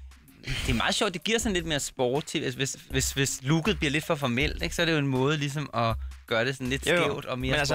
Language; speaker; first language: Danish; native; Danish